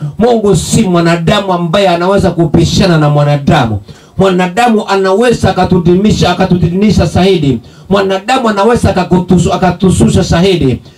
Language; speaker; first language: Swahili; non-native, local second language; Gusii